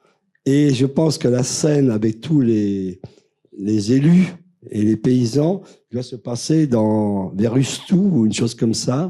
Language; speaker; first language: French; native; French